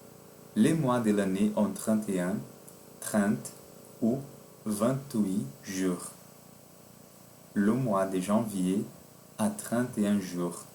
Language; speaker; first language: French; non-native, fluent; Portuguese